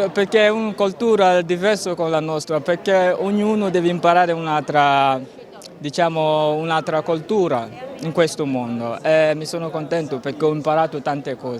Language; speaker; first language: Italian; non-native, learner; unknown